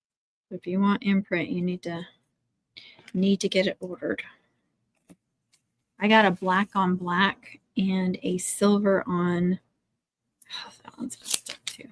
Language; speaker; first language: English; native; English